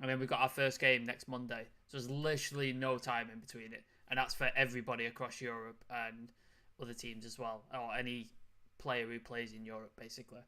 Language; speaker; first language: English; native; English